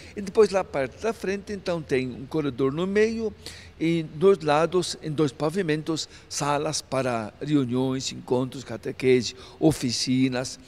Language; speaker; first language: Portuguese; non-native, fluent; Maltese